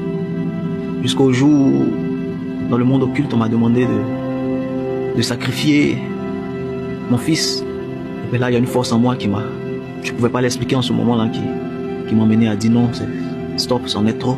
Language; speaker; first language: French; native; French